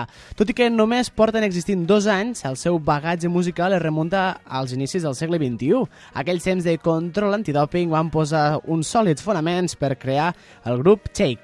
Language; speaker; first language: Catalan; native; Catalan